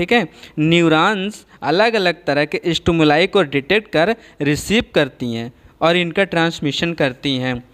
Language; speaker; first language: Hindi; native; Hindi